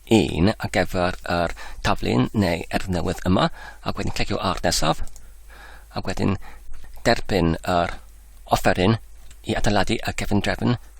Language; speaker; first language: Welsh; non-native, learner; English